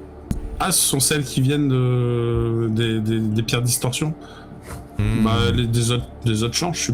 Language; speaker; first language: French; native; French